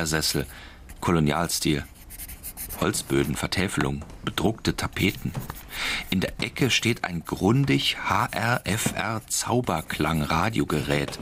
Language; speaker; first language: German; native; German